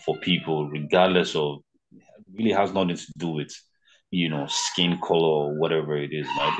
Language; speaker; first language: English; non-native, local second language; Yoruba